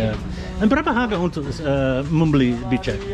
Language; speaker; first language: Indonesian; non-native, learner; English